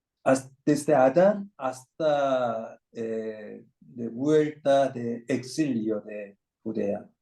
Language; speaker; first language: Spanish; non-native, fluent; Korean